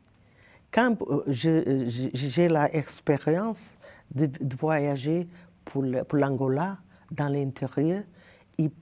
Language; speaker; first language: French; non-native, learner; Portuguese